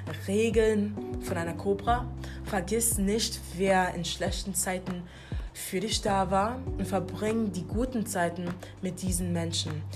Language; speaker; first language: German; non-native, fluent; English